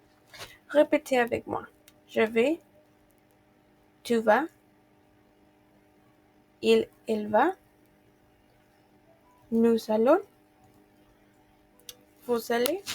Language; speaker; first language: French; non-native, fluent; Spanish